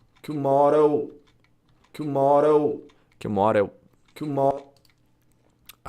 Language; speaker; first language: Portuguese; non-native, learner; English